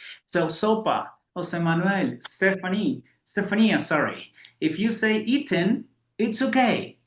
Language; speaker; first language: English; non-native, fluent; Spanish